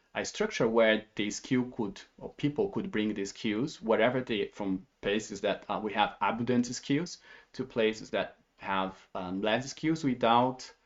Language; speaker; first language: English; non-native, fluent; Portuguese